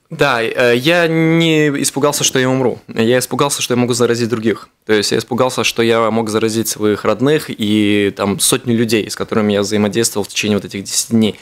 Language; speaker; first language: Russian; native; Russian